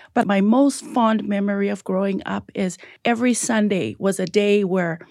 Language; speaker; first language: English; early bilingual, other home language; Tongan